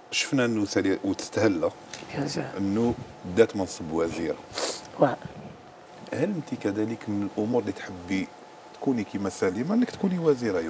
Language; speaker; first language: Arabic; native; Arabic